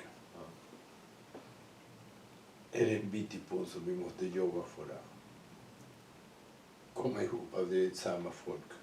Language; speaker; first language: Swedish; non-native, learner; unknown